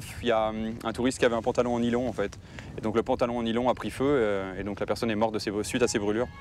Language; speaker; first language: French; native; French